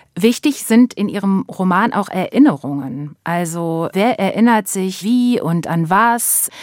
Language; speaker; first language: German; native; German